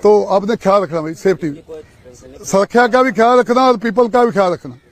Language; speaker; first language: Hindi; non-native, local second language; Punjabi